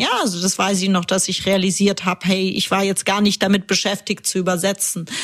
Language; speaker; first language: German; early bilingual, other home language; Russian